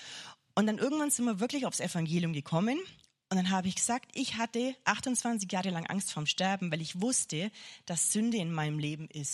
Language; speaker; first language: German; native; German